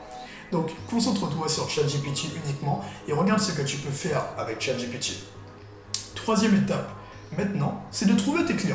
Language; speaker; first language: French; native; French